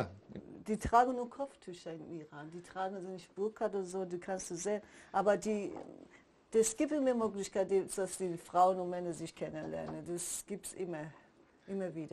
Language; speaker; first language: German; non-native, learner; Persian